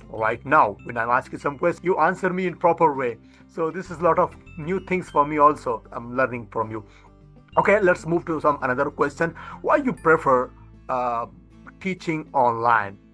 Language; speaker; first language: English; non-native, fluent; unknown